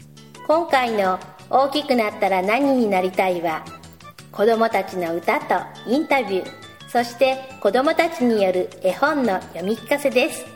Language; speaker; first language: Japanese; native; Japanese